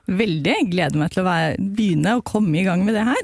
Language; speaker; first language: Norwegian; native; Norwegian